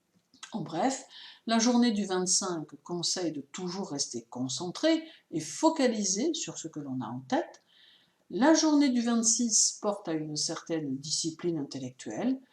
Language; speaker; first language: French; native; French